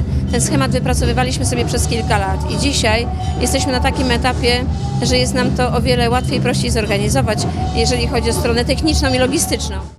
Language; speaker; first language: Polish; native; Polish